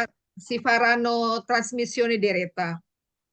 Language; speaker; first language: Italian; non-native, learner; Indonesian